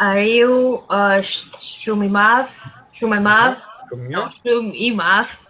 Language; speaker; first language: Albanian; non-native, learner; Bulgarian